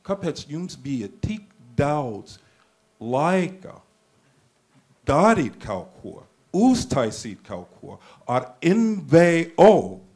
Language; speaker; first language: Latvian; non-native, fluent; English